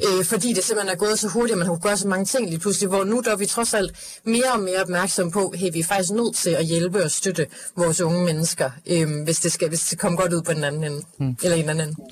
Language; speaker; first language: Danish; native; Danish